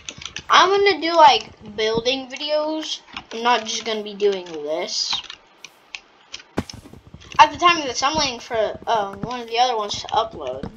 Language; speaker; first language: English; native; English